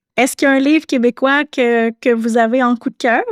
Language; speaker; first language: French; native; French